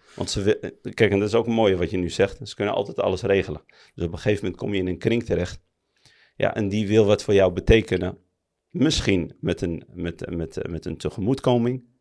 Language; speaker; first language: Dutch; early bilingual, other home language; Arabic